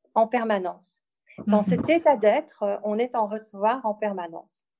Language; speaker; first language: French; native; French